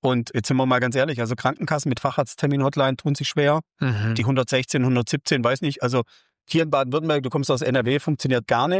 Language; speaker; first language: German; native; German